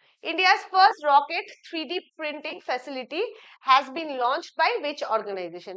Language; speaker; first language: English; non-native, local second language; Bangla